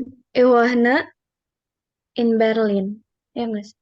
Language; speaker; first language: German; non-native, learner; Indonesian